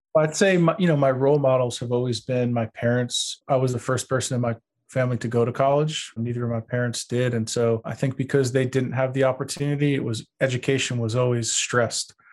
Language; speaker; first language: English; native; English